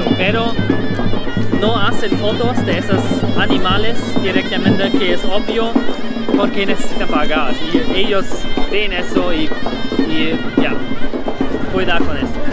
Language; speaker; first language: Spanish; non-native, learner; German